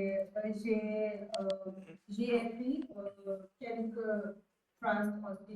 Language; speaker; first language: French; non-native, learner; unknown